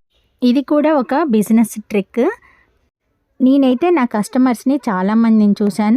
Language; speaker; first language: Telugu; native; Telugu